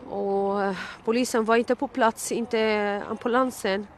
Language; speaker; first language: Swedish; non-native, learner; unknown